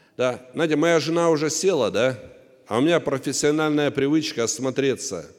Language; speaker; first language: Russian; native; Russian